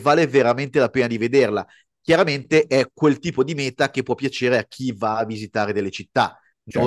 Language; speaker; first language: Italian; native; Italian